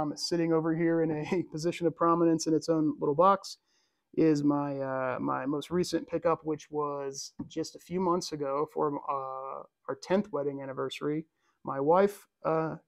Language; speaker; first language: English; native; English